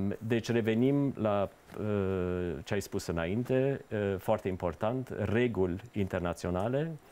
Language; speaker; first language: Romanian; early bilingual, heritage; Romanian